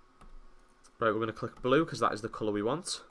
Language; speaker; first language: English; native; English